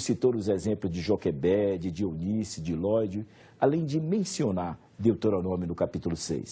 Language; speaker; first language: Portuguese; native; Portuguese